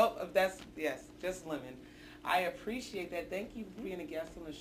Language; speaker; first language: English; native; English